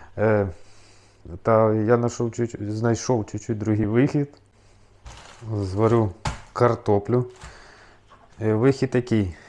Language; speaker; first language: Ukrainian; native; Ukrainian